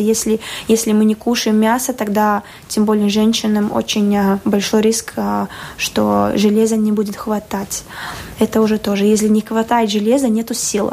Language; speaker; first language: Russian; non-native, local second language; Latvian